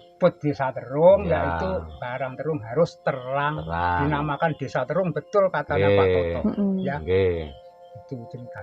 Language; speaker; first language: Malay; non-native, local second language; Javanese